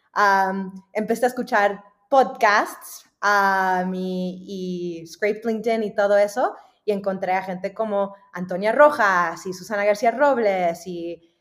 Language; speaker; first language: Spanish; early bilingual, heritage; Spanish